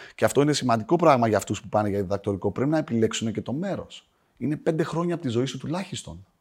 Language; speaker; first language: Greek; native; Greek